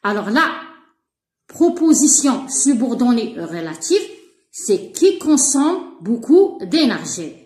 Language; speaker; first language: French; non-native, local second language; Arabic